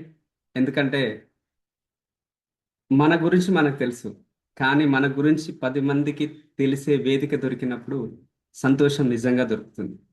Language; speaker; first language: Telugu; native; Telugu